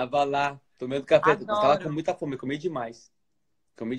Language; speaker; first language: Portuguese; native; Portuguese